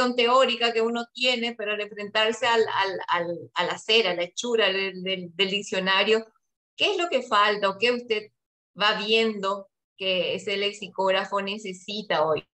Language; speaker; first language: Spanish; native; Spanish